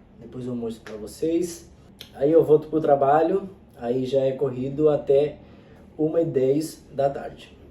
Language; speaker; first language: Portuguese; non-native, fluent; Spanish